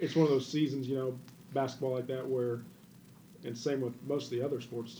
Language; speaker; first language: English; native; English